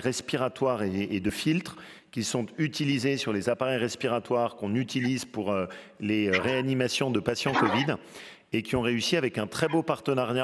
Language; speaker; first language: French; native; French